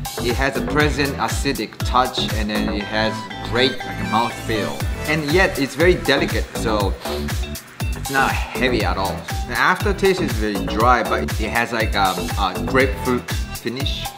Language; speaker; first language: English; non-native, fluent; Japanese